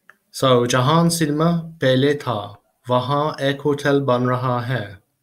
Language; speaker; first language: Hindi; non-native, learner; English